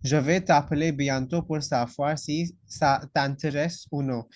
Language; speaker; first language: French; non-native, fluent; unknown